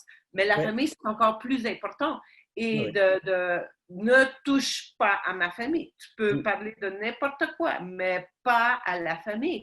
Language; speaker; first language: French; non-native, fluent; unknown